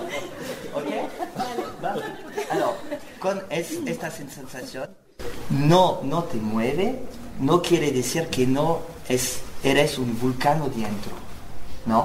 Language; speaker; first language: Spanish; non-native, learner; French